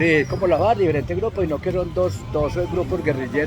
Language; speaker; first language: Spanish; native; Spanish